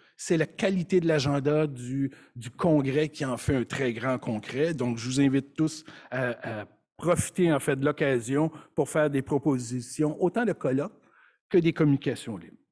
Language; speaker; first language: French; native; French